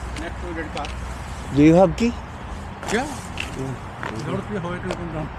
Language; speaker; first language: English; non-native, learner; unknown